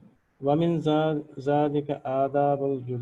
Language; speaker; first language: Arabic; non-native, learner; Divehi